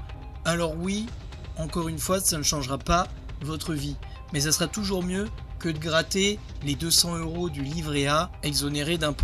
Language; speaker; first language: French; native; French